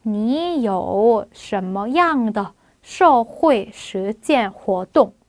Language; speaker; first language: Chinese; non-native, fluent; Korean